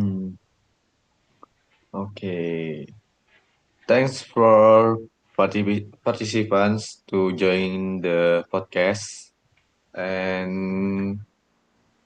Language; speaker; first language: English; non-native, learner; Indonesian